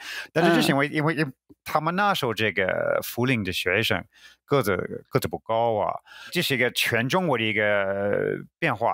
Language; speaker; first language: Chinese; non-native, fluent; English